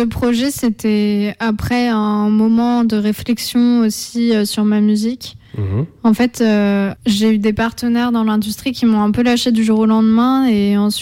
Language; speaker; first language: French; native; French